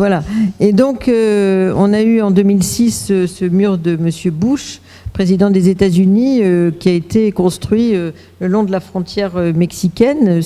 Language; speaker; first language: French; native; French